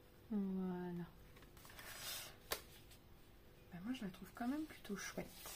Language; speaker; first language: French; native; French